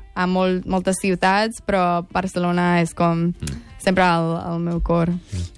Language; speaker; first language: Catalan; non-native, fluent; English